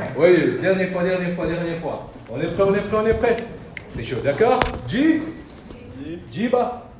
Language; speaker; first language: French; non-native, fluent; Swahili